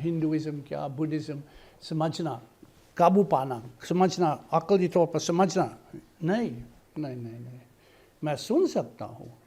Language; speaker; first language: Hindi; non-native, fluent; English